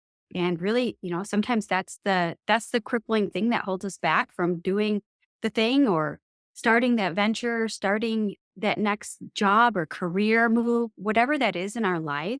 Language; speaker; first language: English; native; English